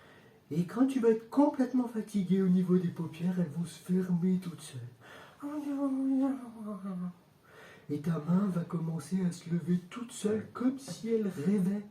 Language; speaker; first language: French; native; French